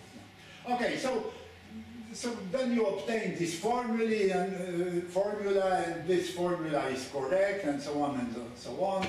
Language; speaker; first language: English; non-native, fluent; Polish